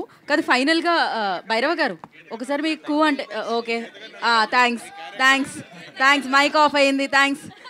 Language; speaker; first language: Telugu; native; Telugu